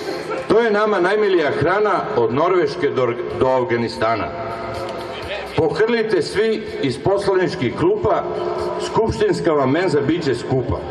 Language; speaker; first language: Bosnian; native; Bosnian